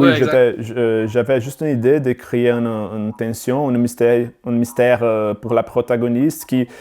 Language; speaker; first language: French; non-native, learner; Portuguese